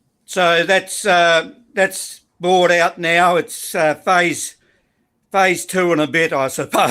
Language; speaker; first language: English; native; English